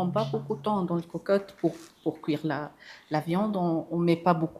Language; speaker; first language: French; non-native, local second language; Arabic